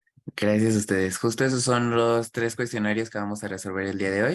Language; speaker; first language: Spanish; native; Spanish